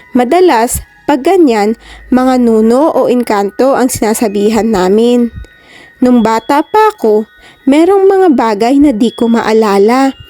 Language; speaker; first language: Filipino; native; Filipino